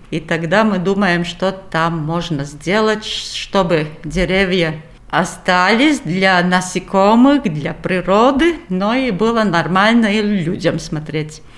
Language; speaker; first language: Russian; non-native, local second language; Latvian